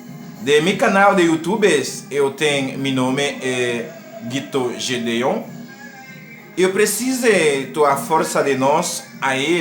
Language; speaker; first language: Portuguese; non-native, learner; Haitian Creole